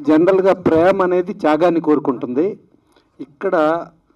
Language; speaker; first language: Telugu; native; Telugu